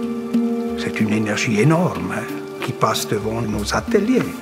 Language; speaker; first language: French; non-native, local second language; German